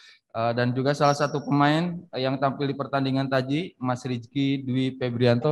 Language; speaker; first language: Indonesian; native; Indonesian